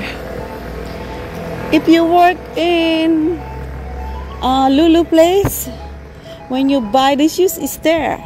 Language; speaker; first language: English; non-native, local second language; Filipino